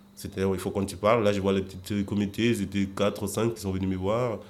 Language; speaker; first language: French; non-native, fluent; Portuguese